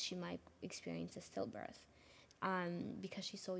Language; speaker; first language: English; early bilingual, other home language; Amharic